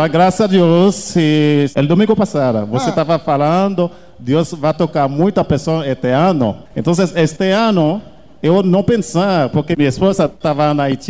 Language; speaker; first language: Portuguese; non-native, learner; Haitian Creole